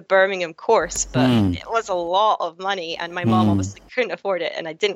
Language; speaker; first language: English; native; English